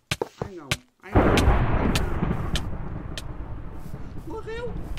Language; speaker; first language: Portuguese; native; Portuguese